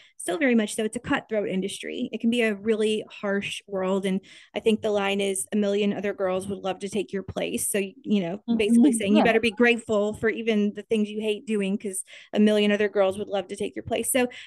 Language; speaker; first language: English; native; English